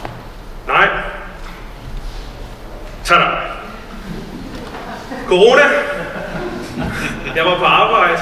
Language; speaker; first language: Danish; native; Danish